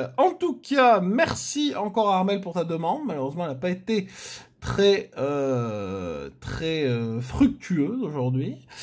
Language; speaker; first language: French; native; French